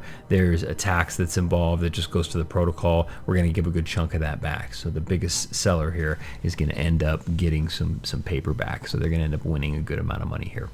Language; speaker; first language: English; native; English